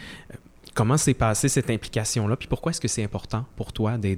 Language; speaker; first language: French; native; French